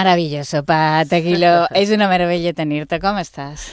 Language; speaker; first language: Catalan; native; Catalan